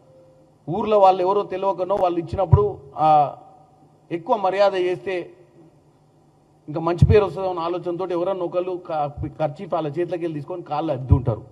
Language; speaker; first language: Telugu; native; Telugu